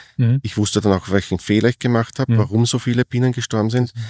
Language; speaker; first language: German; native; German